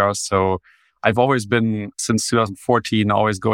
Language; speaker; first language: English; non-native, fluent; German